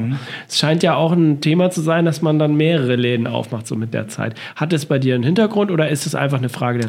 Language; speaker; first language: German; native; German